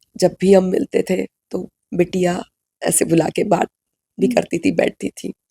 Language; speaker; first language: Hindi; non-native, local second language; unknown